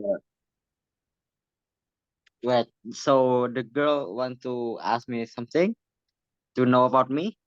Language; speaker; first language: English; non-native, learner; Vietnamese